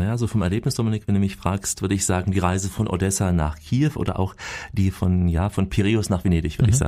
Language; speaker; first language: German; native; German